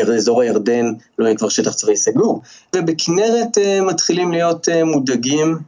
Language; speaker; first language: Hebrew; native; Hebrew